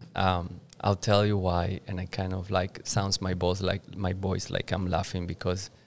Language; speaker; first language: English; non-native, fluent; Spanish